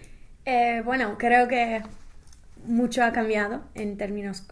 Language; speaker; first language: Spanish; non-native, fluent; English